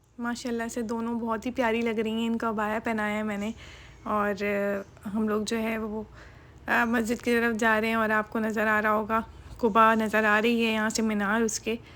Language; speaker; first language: Urdu; native; Urdu